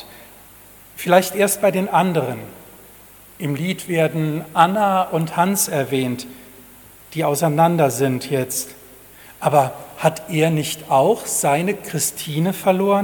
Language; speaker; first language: German; native; German